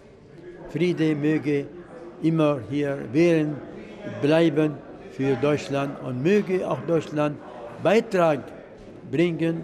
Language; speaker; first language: German; non-native, fluent; Arabic